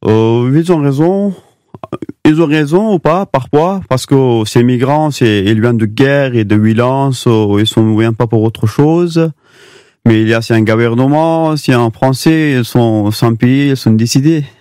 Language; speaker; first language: French; non-native, learner; Pashto